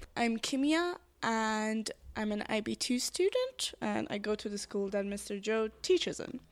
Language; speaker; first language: English; non-native, fluent; Persian